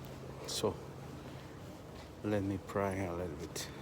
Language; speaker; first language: English; non-native, learner; Spanish